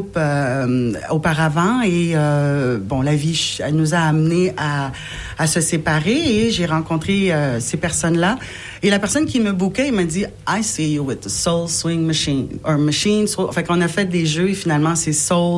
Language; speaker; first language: French; native; French